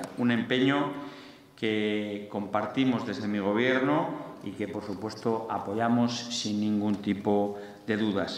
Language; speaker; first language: Spanish; native; Spanish